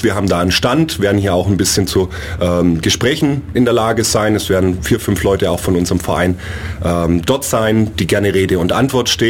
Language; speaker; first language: German; native; German